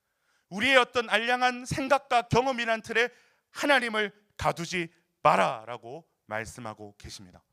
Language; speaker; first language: Korean; native; Korean